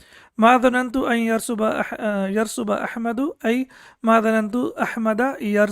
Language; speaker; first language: Arabic; non-native, fluent; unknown